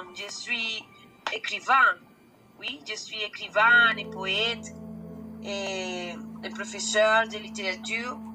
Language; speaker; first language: French; non-native, learner; Spanish